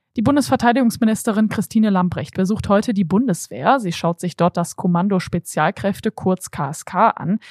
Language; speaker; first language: German; native; German